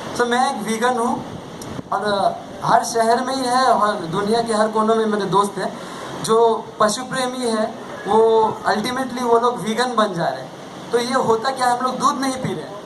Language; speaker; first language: Hindi; non-native, local second language; Bangla